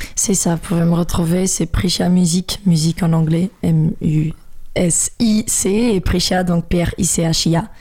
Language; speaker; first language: French; non-native, fluent; Portuguese